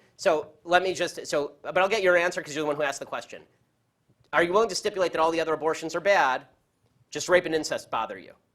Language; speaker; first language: English; native; English